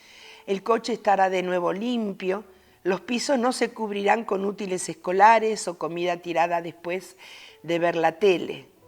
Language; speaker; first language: Spanish; native; Spanish